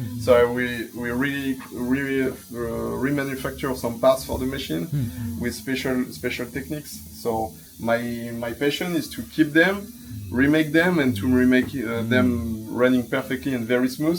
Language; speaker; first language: English; non-native, fluent; French